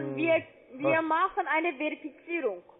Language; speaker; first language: German; non-native, learner; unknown